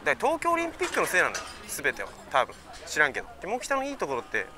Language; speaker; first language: Japanese; native; Japanese